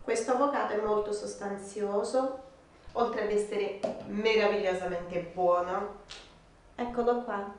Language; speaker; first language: Italian; non-native, fluent; Portuguese